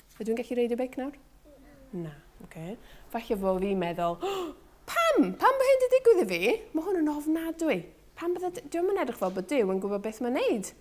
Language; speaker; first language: Welsh; native; Welsh